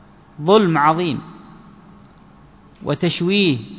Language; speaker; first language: Arabic; native; Arabic